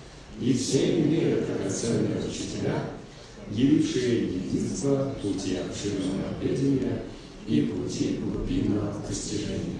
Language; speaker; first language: Russian; native; Russian